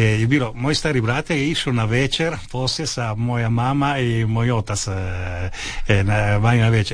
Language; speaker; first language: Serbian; non-native, fluent; Italian